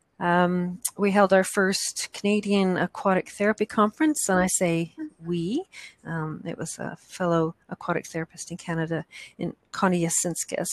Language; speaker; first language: English; native; English